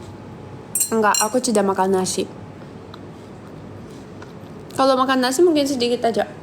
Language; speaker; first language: Indonesian; non-native, fluent; Russian